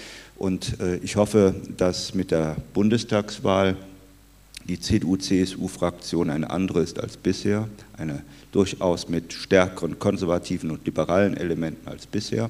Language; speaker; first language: German; native; German